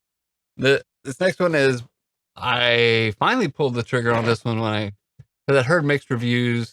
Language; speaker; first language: English; native; English